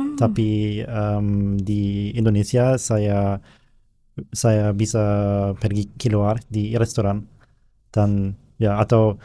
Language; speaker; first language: Indonesian; non-native, learner; German